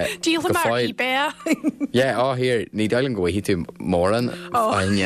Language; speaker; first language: Irish; native; Irish